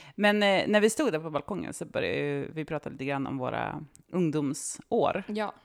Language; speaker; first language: Swedish; native; Swedish